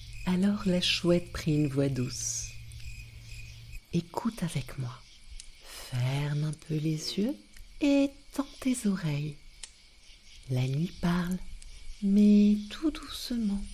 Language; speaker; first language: French; native; French